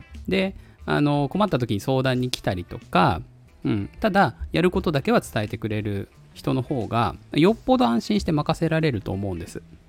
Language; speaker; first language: Japanese; native; Japanese